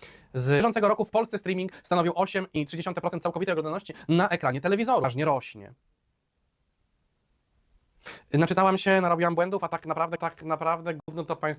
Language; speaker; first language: Polish; native; Polish